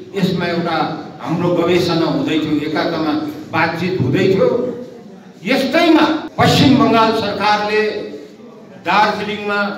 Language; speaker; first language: Nepali; native; Nepali